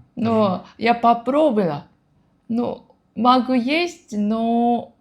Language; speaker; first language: Russian; non-native, learner; Japanese